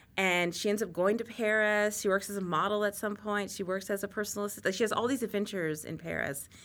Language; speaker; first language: English; native; English